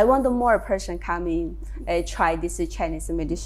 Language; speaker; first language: English; non-native, learner; Chinese